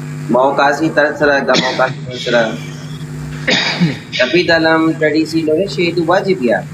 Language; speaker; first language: Indonesian; non-native, learner; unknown